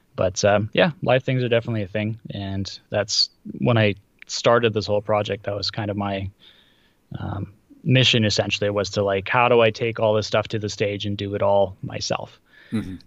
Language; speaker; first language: English; early bilingual, other home language; Russian